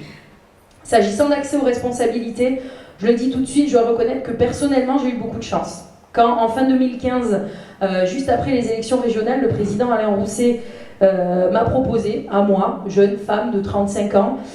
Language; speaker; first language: French; native; French